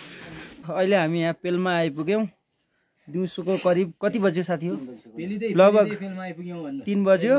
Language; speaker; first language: Nepali; native; Nepali